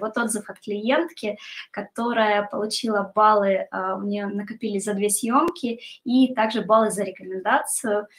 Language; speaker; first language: Russian; native; Russian